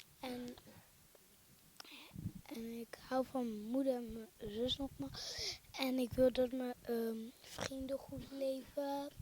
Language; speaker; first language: Dutch; early bilingual, other home language; Lingala